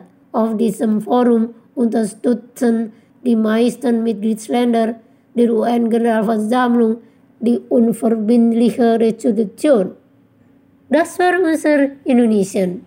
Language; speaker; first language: German; non-native, fluent; Indonesian